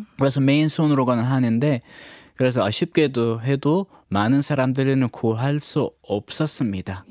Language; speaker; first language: Korean; non-native, fluent; Arabic